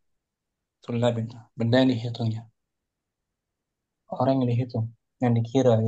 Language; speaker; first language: Indonesian; native; Indonesian